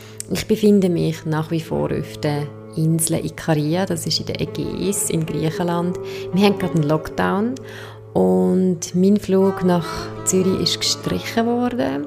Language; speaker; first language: German; native; German